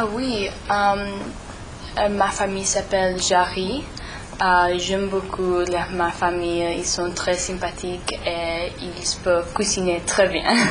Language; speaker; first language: French; non-native, learner; English